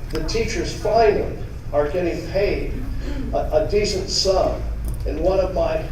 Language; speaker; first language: English; native; English